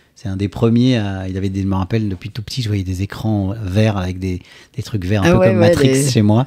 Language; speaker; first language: French; native; French